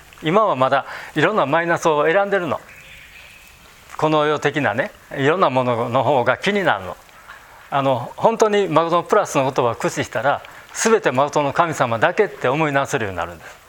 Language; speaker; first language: Japanese; native; Japanese